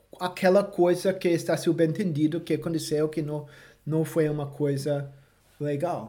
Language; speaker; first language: Portuguese; non-native, fluent; English